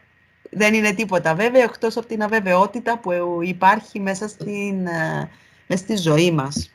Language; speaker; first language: Greek; native; Greek